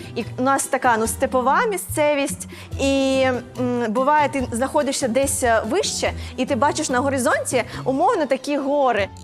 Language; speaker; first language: Ukrainian; native; Ukrainian